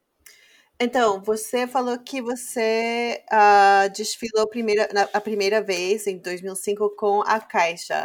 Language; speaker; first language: Portuguese; non-native, fluent; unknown